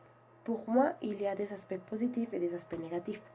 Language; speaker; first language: French; non-native, learner; Spanish